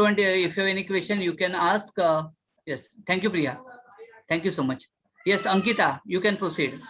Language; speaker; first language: English; non-native, local second language; Marathi